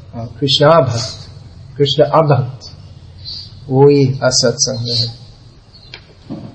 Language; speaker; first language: Hindi; non-native, fluent; English